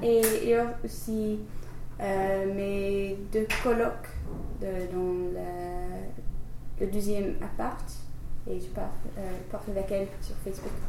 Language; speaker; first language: French; non-native, learner; English